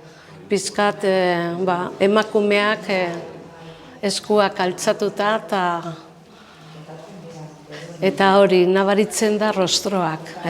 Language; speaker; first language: Basque; non-native, local second language; Spanish